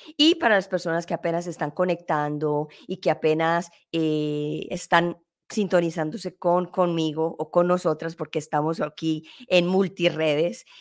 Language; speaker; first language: Spanish; native; Spanish